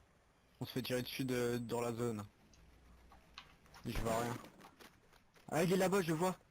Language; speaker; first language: French; native; French